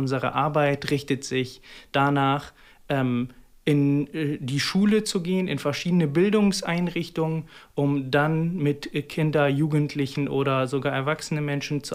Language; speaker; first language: German; non-native, fluent; Arabic